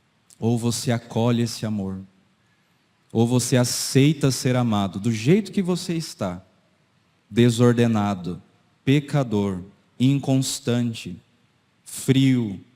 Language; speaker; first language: Portuguese; native; Portuguese